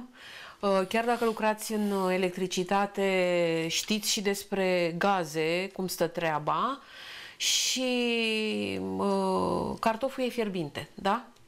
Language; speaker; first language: Romanian; native; Romanian